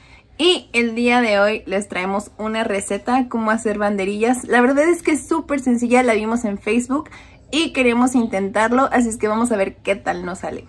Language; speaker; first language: Spanish; native; Spanish